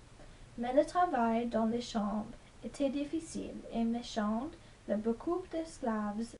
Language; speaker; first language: French; non-native, learner; English